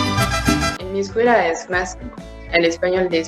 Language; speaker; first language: Spanish; non-native, fluent; French